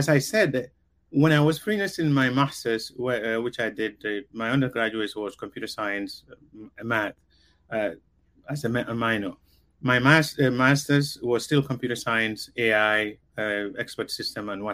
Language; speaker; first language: English; non-native, local second language; Mandingo